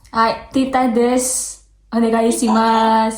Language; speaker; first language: Japanese; non-native, learner; Indonesian